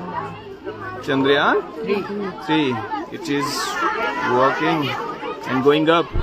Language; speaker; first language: English; non-native, local second language; Hindi